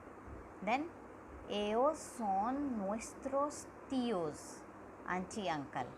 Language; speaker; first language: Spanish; non-native, learner; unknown